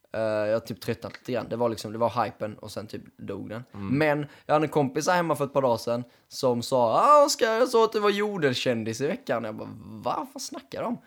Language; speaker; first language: Swedish; native; Swedish